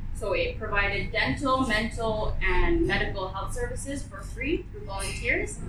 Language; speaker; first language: English; early bilingual, other home language; Arabic